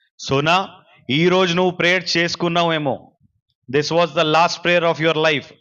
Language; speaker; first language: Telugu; non-native, local second language; Urdu